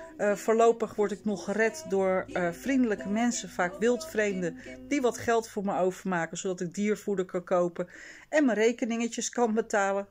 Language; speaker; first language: Dutch; native; Dutch